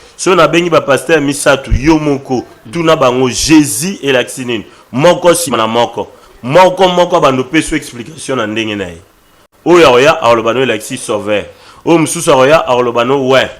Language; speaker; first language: Lingala; non-native, local second language; Luba-Lulua